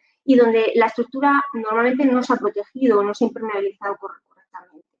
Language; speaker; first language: Spanish; native; Spanish